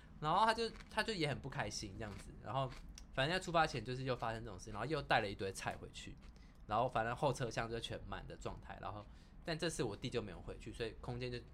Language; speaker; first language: Chinese; native; Chinese